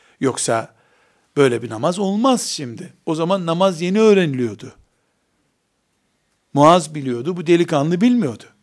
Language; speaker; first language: Turkish; native; Turkish